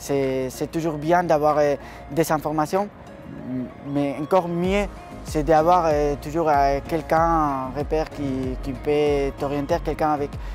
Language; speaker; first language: French; non-native, fluent; Spanish